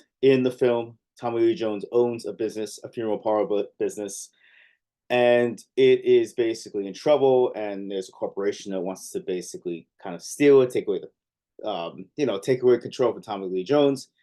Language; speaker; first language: English; native; English